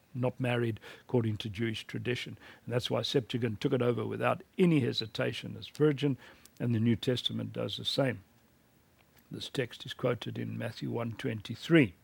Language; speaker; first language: English; native; English